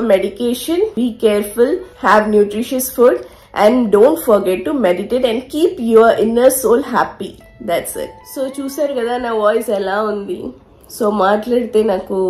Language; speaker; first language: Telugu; native; Telugu